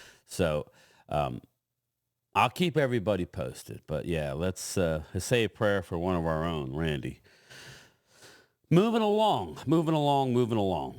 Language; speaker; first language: English; native; English